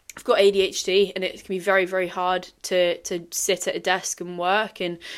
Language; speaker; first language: English; native; English